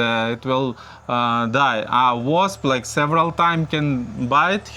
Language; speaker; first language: English; non-native, learner; Russian